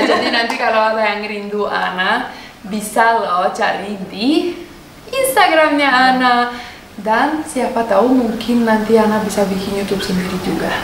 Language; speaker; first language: Indonesian; non-native, learner; Russian